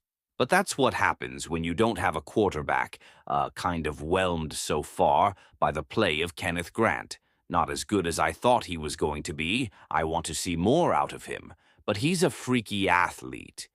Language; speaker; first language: English; native; English